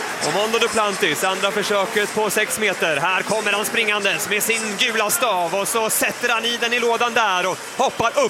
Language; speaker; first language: Swedish; native; Swedish